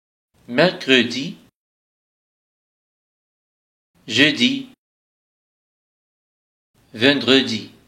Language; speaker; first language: French; non-native, fluent; Arabic